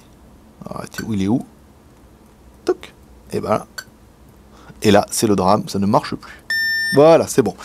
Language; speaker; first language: French; native; French